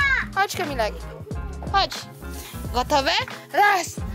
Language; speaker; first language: Polish; non-native, learner; Filipino